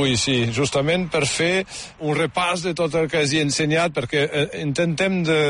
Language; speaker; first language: Catalan; native; Catalan